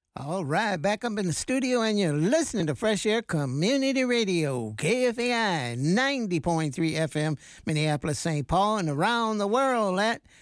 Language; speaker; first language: English; native; English